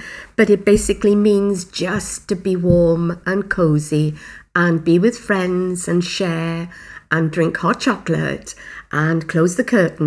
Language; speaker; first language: English; native; English